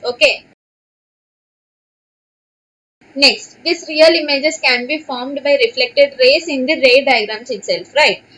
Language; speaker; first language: English; non-native, local second language; Telugu